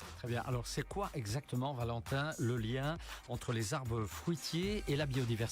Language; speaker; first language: French; native; French